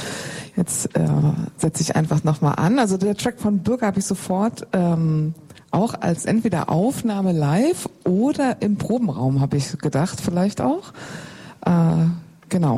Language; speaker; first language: German; native; German